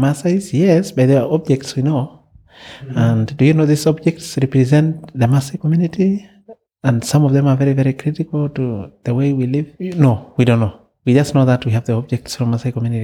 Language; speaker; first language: English; non-native, local second language; Masai